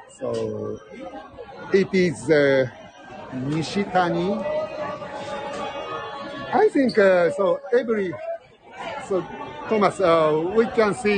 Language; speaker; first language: English; non-native, learner; Japanese